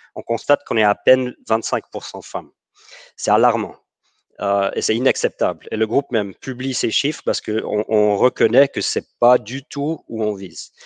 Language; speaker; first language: French; non-native, fluent; English